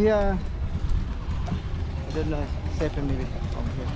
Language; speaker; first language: English; non-native, learner; Indonesian